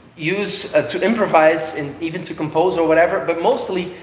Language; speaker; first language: English; non-native, fluent; Portuguese